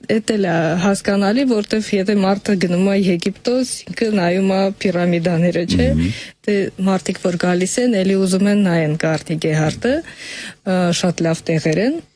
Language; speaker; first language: Armenian; non-native, fluent; Russian